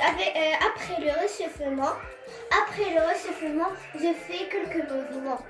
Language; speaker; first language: French; non-native, learner; Arabic